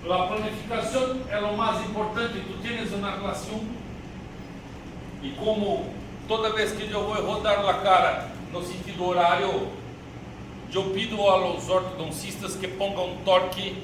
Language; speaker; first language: Spanish; non-native, learner; Portuguese